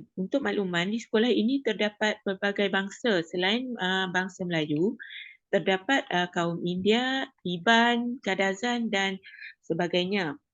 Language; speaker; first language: Malay; native; Malay